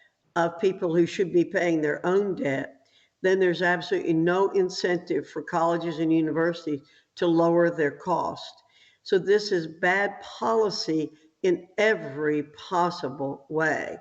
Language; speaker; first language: English; native; English